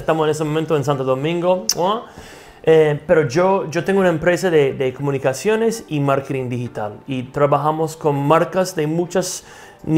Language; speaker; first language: Spanish; non-native, fluent; English